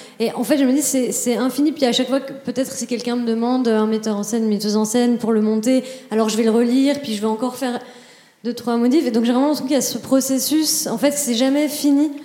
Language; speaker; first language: French; native; French